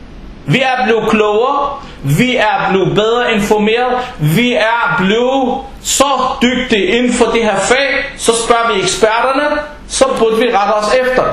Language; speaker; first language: Danish; non-native, fluent; Arabic